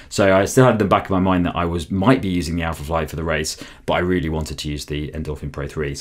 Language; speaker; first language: English; native; English